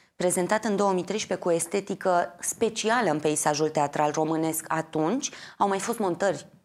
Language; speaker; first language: Romanian; native; Romanian